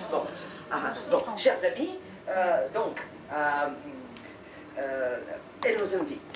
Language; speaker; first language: French; non-native, learner; Russian